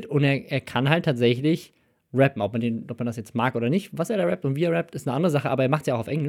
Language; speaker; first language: German; native; German